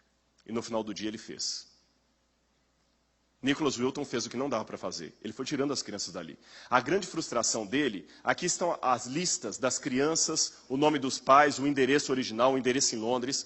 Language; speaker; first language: Portuguese; native; Portuguese